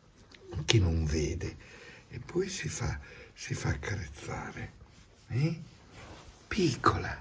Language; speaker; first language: Italian; native; Italian